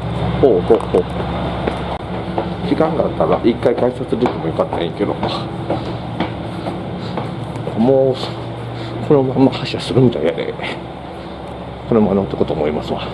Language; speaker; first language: Japanese; native; Japanese